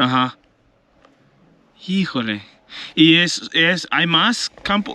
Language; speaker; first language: Spanish; non-native, learner; English